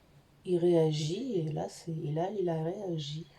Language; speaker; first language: French; native; French